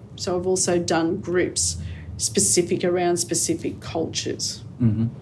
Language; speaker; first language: English; native; English